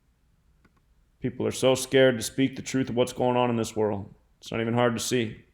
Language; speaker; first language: English; native; English